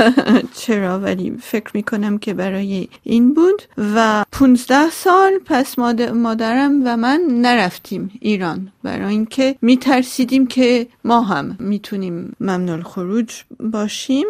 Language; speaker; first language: Persian; non-native, local second language; Armenian